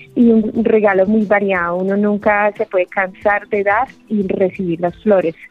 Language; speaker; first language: Spanish; non-native, fluent; English